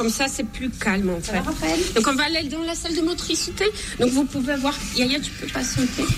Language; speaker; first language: French; native; French